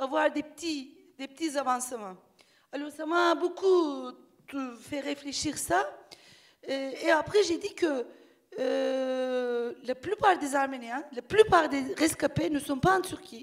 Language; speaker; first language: French; non-native, fluent; Turkish